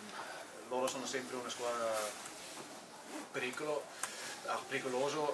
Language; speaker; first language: Italian; non-native, learner; English